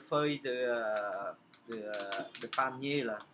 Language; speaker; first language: French; non-native, fluent; Khmer